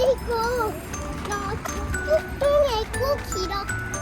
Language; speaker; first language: Korean; early bilingual, heritage; Korean